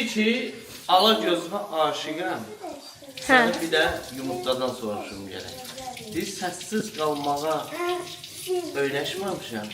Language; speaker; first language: Azerbaijani; native; Azerbaijani